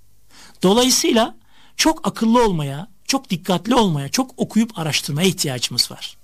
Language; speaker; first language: Turkish; native; Turkish